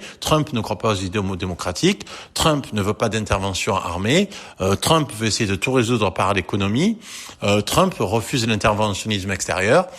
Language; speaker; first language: French; native; French